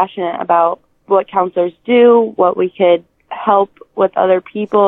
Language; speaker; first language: English; native; English